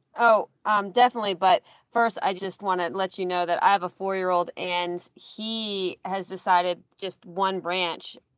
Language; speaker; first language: English; native; English